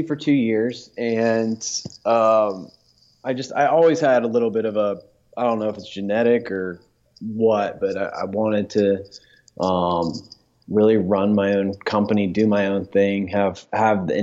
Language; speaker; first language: English; native; English